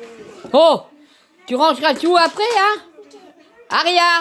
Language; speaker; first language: French; native; French